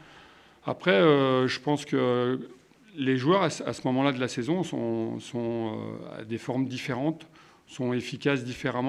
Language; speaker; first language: French; native; French